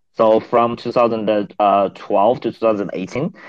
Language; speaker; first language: English; non-native, fluent; Chinese